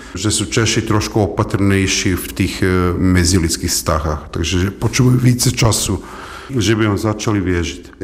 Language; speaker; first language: Czech; non-native, fluent; Serbian